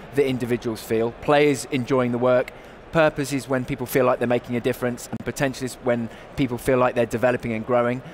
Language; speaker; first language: English; native; English